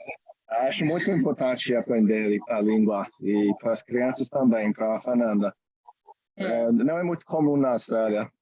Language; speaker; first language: Portuguese; non-native, learner; English